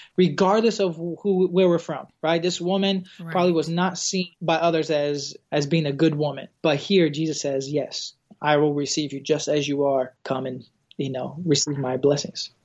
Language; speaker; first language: English; non-native, fluent; Portuguese